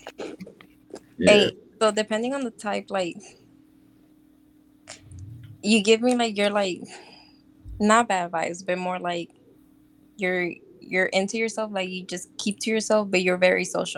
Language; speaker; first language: English; native; English